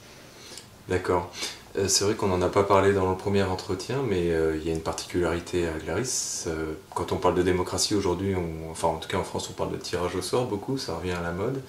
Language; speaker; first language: French; native; French